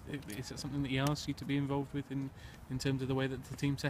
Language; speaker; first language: English; native; English